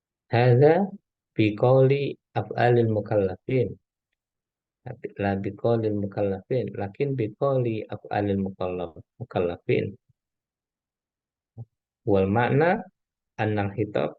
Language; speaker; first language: Arabic; non-native, fluent; Indonesian